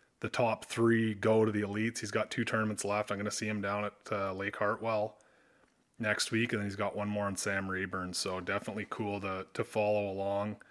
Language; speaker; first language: English; native; English